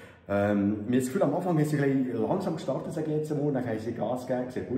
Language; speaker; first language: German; non-native, local second language; French